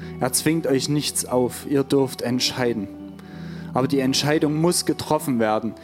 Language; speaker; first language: German; native; German